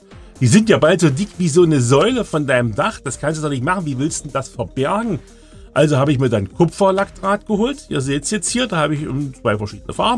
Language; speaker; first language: German; native; German